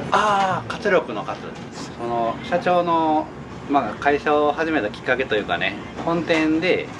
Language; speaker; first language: Japanese; native; Japanese